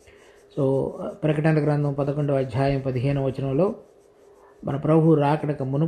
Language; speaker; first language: Telugu; native; Telugu